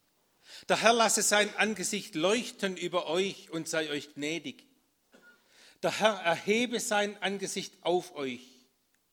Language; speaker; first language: German; native; German